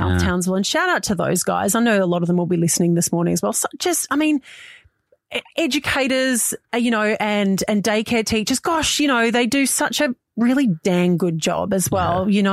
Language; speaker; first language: English; native; English